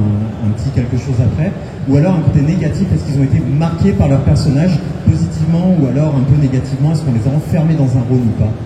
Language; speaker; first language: French; native; French